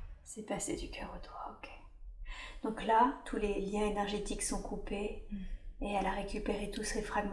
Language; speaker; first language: French; native; French